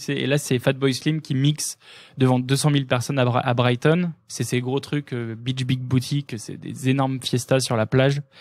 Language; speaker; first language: French; native; French